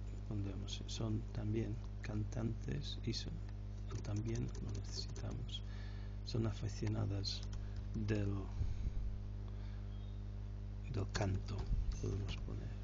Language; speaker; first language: Spanish; non-native, fluent; English